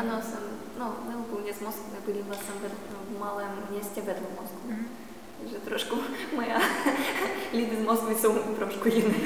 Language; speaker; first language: Czech; non-native, learner; Russian